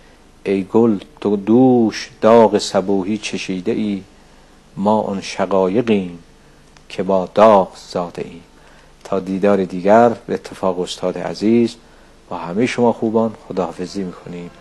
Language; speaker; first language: Persian; native; Persian